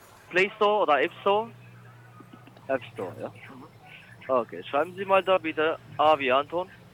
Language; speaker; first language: German; non-native, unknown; Italian